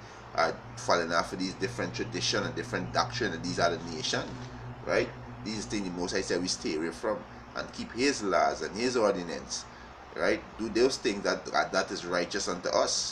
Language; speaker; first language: English; native; English